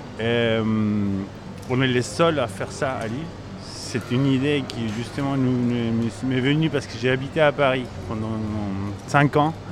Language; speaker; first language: French; non-native, fluent; Spanish